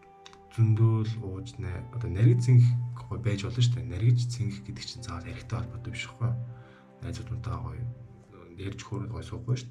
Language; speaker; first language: Mongolian; native; Mongolian